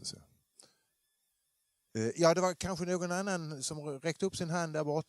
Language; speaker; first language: Swedish; native; Swedish